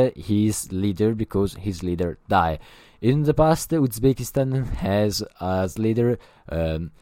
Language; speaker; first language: English; non-native, learner; Italian